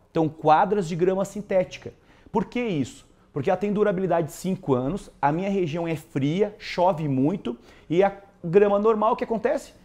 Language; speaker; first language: Portuguese; native; Portuguese